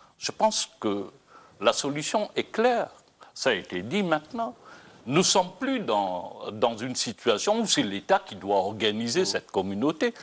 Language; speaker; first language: French; non-native, local second language; Morisyen